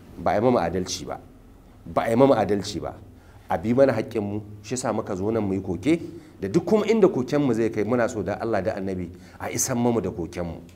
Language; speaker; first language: Hausa; native; Hausa